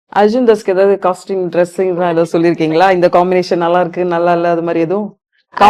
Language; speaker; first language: Tamil; native; Tamil